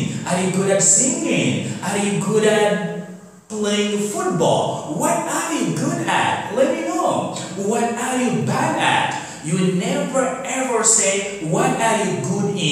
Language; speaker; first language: English; non-native, fluent; Comorian